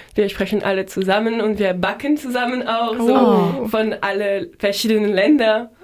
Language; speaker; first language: German; non-native, fluent; French